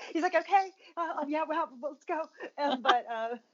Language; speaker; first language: English; native; English